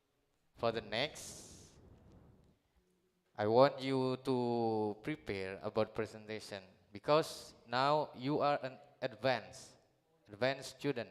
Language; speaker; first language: English; non-native, learner; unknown